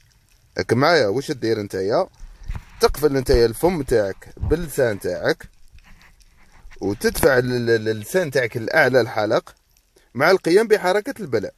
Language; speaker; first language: Arabic; native; Arabic